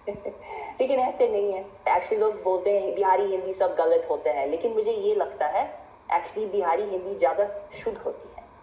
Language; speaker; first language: Hindi; non-native, fluent; English